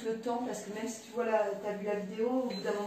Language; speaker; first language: French; native; French